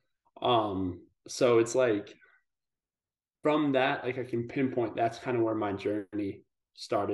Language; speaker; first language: English; native; English